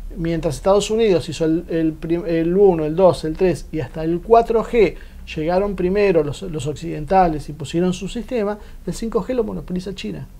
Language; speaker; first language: Spanish; native; Spanish